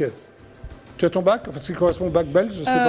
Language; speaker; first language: French; native; French